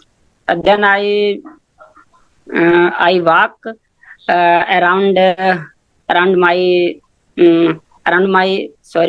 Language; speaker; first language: English; non-native, learner; Hindi